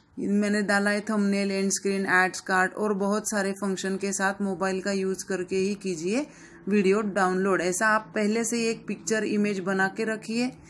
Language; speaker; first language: Hindi; non-native, local second language; Marathi